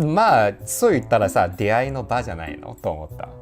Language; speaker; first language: Japanese; non-native, fluent; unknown